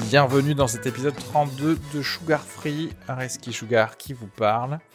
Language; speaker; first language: French; native; French